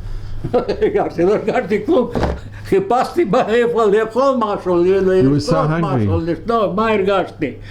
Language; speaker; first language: Hebrew; non-native, fluent; Yiddish